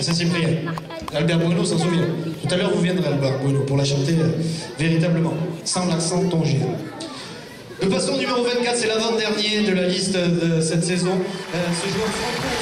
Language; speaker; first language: French; native; French